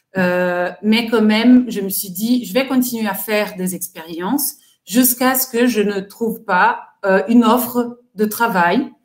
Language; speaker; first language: French; non-native, fluent; Portuguese